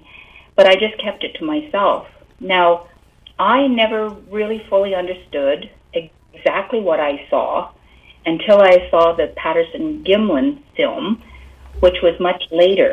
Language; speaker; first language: English; native; English